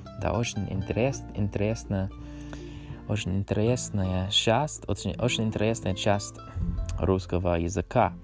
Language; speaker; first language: Russian; non-native, learner; English